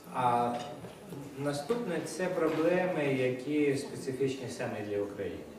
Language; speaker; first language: Ukrainian; non-native, local second language; Russian